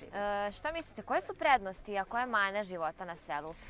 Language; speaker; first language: Serbian; native; Serbian